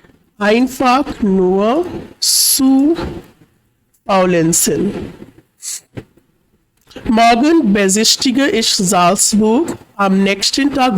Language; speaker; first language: German; non-native, fluent; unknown